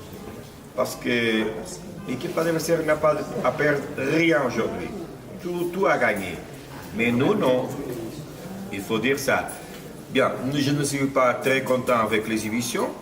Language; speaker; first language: French; non-native, fluent; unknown